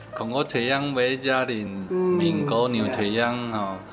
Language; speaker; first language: Vietnamese; non-native, learner; Chinese